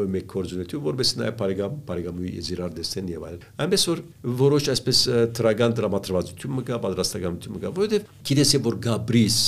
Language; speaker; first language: Armenian; early bilingual, heritage; Arabic